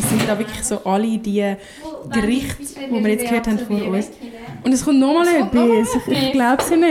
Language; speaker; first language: German; native; German